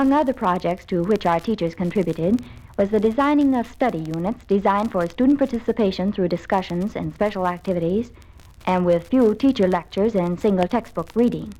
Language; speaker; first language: English; native; English